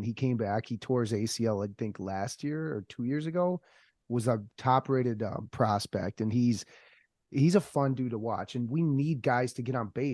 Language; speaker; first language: English; native; English